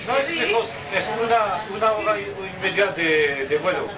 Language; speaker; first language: Spanish; non-native, learner; French